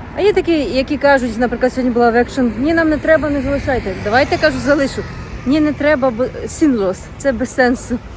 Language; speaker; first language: Ukrainian; native; Ukrainian